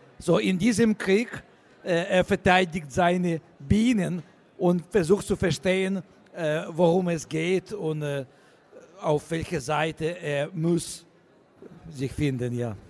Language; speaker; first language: German; non-native, learner; Russian